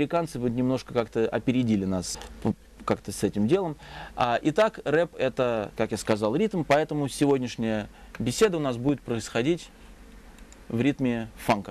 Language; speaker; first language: Russian; native; Russian